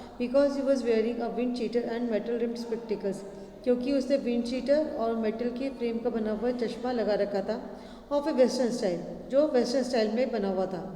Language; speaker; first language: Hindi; native; Hindi